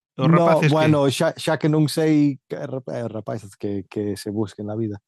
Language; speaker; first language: Galician; early bilingual, heritage; Galician